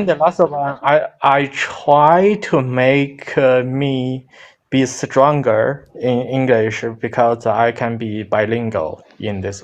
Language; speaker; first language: English; non-native, learner; Chinese